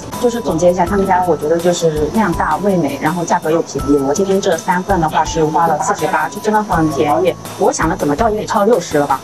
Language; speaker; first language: Chinese; native; Chinese